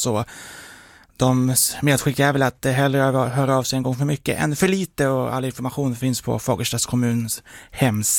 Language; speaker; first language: Swedish; native; Swedish